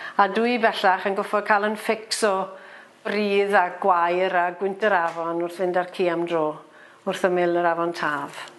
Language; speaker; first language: Welsh; non-native, local second language; English